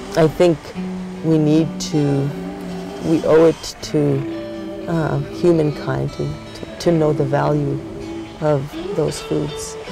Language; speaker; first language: English; native; English